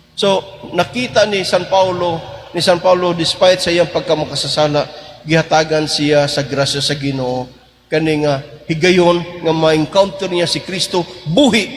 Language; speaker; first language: Cebuano; native; Cebuano